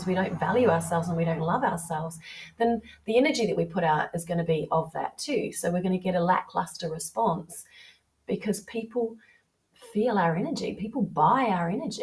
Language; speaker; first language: English; native; English